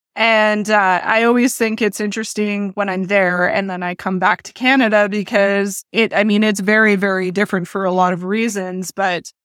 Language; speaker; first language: English; native; English